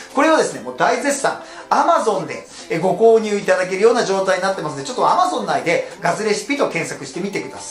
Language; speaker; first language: Japanese; native; Japanese